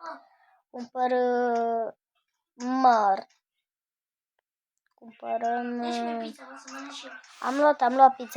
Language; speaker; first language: Romanian; native; Romanian